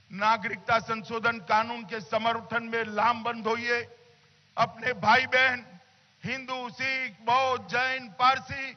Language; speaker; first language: Hindi; non-native, local second language; Gujarati